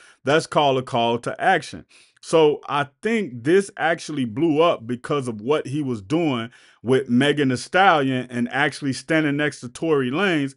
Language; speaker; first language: English; native; English